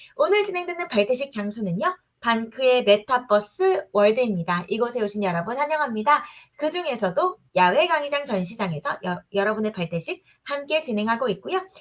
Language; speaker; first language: Korean; native; Korean